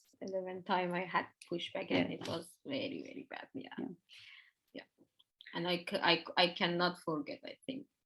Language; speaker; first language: English; non-native, learner; Persian